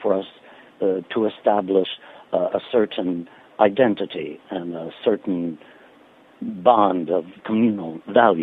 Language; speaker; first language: English; native; English